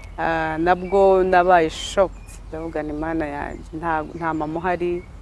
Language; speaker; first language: Kinyarwanda; early bilingual, heritage; Kinyarwanda